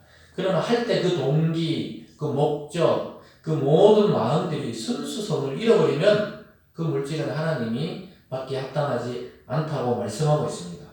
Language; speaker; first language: Korean; native; Korean